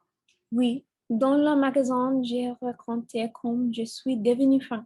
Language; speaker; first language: French; non-native, learner; English